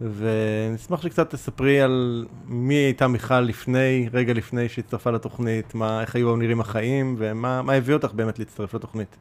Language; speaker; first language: Hebrew; native; Hebrew